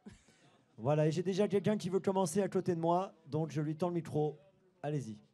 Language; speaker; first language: French; native; French